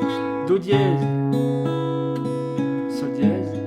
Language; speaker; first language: French; native; French